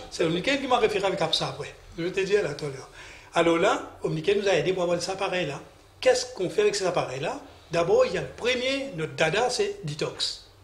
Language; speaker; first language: French; non-native, local second language; Morisyen